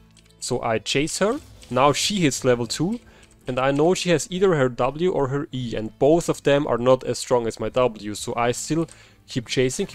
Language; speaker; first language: English; non-native, fluent; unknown